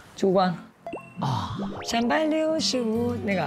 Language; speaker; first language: Chinese; non-native, local second language; Cantonese